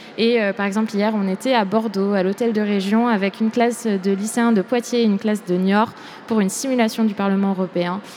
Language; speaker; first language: French; native; French